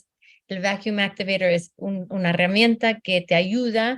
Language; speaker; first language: Spanish; early bilingual, heritage; Spanish